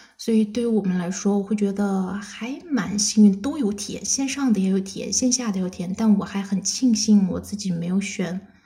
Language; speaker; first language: Chinese; non-native, local second language; Kazakh